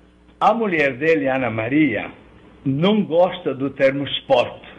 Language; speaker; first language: Portuguese; non-native, fluent; Italian